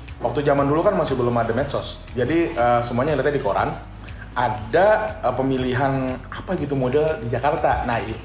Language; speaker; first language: Indonesian; non-native, local second language; Banjar